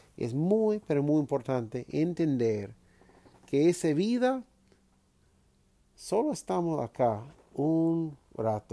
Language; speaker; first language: Spanish; non-native, fluent; English